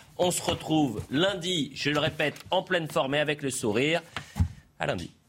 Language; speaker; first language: French; native; French